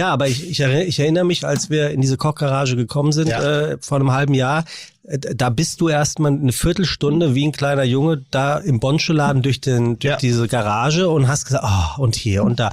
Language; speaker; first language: German; native; German